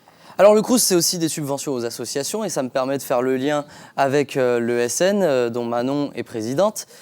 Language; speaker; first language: French; native; French